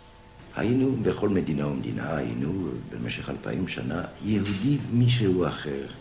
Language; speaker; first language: Hebrew; non-native, fluent; French